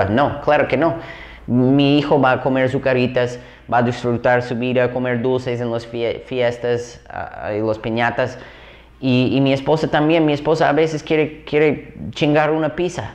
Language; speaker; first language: Spanish; non-native, fluent; English